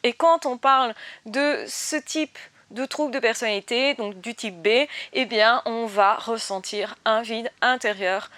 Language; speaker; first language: French; native; French